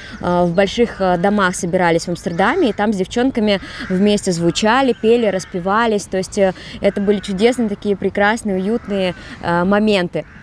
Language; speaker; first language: Russian; native; Russian